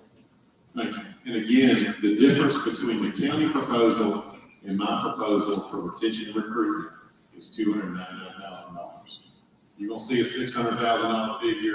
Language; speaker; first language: English; native; English